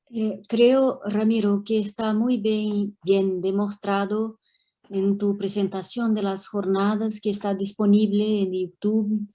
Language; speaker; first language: Spanish; non-native, fluent; Portuguese